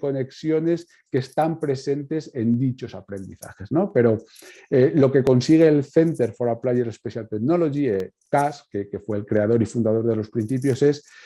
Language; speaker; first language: Spanish; native; Spanish